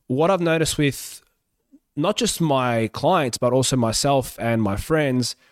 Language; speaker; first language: English; early bilingual, other home language; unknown